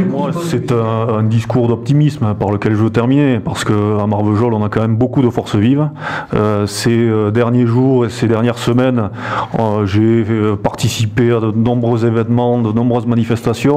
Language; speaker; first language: French; native; French